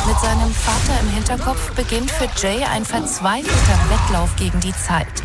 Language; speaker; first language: German; native; German